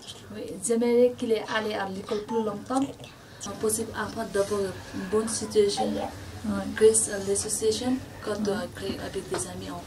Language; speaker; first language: French; non-native, learner; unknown